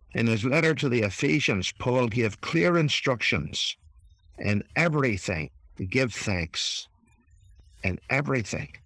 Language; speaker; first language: English; native; English